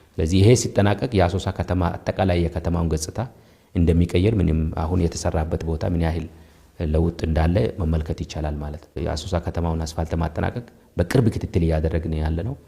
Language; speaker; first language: Amharic; non-native, local second language; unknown